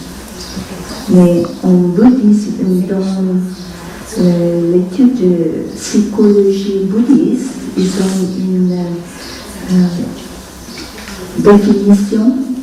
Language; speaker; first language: French; non-native, fluent; Vietnamese